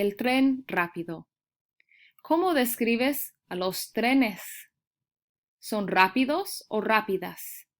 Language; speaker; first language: Spanish; early bilingual, heritage; Spanish